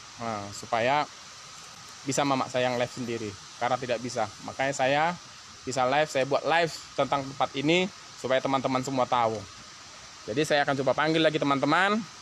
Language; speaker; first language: Indonesian; native; Indonesian